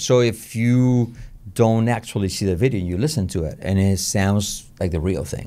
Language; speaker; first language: English; non-native, fluent; Spanish